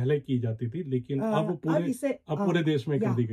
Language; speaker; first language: Hindi; native; Hindi